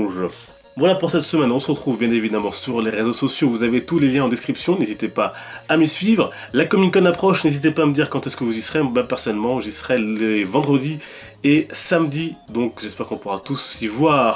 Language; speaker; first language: French; native; French